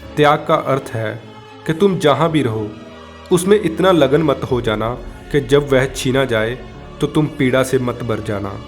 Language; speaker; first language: Hindi; native; Hindi